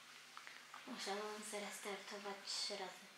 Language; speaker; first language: Polish; early bilingual, heritage; Polish